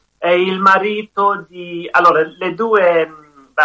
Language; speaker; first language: Italian; non-native, learner; English